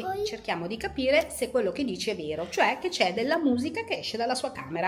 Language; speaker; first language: Italian; native; Italian